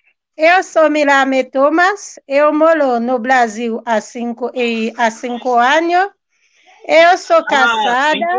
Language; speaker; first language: Portuguese; non-native, learner; Haitian Creole